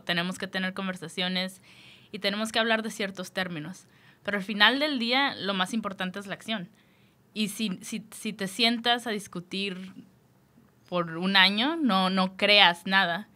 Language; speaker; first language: Spanish; native; Spanish